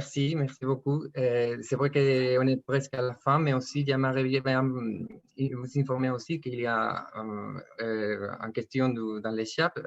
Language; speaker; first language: French; non-native, fluent; Spanish